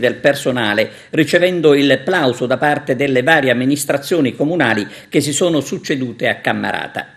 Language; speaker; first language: Italian; native; Italian